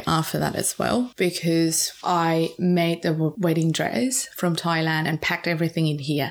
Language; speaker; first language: English; non-native, fluent; Thai